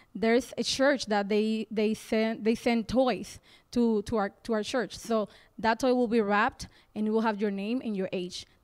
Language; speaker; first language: English; non-native, fluent; Spanish